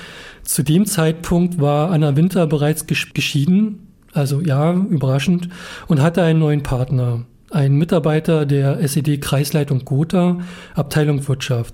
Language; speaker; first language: German; native; German